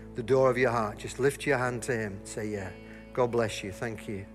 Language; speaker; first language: English; native; English